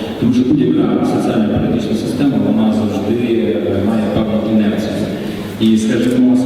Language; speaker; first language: Ukrainian; native; Ukrainian